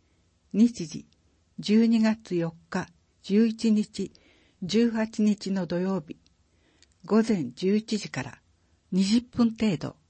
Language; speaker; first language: Japanese; native; Japanese